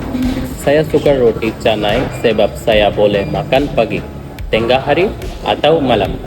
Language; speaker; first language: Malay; non-native, learner; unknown